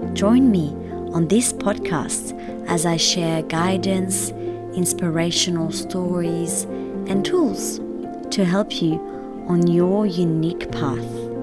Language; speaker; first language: English; early bilingual, other home language; French